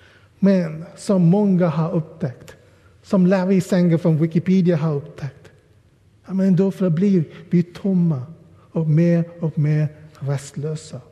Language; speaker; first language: Swedish; non-native, fluent; English